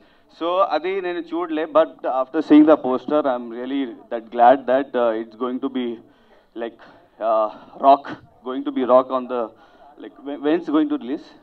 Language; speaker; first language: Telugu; non-native, learner; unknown